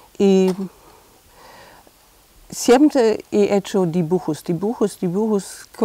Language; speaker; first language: Spanish; non-native, fluent; German